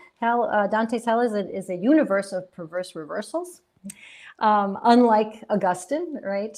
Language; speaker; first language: English; native; English